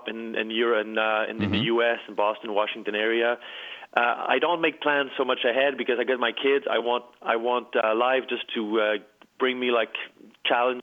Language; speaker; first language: English; native; English